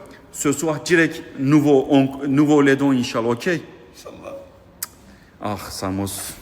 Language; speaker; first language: French; non-native, learner; Turkish